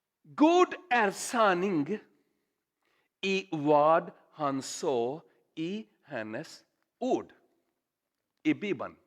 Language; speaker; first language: Swedish; non-native, learner; Urdu